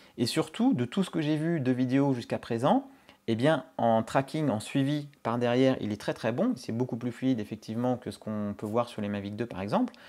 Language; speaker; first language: French; native; French